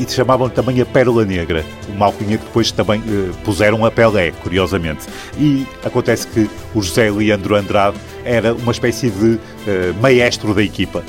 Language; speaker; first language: Portuguese; native; Portuguese